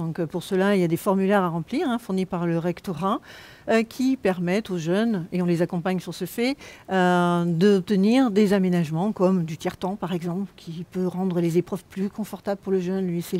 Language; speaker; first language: French; native; French